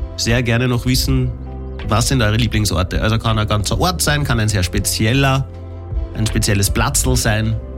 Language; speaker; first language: German; native; German